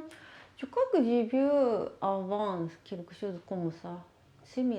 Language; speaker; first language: French; non-native, learner; Japanese